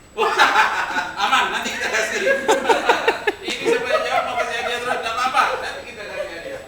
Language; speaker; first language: Indonesian; native; Indonesian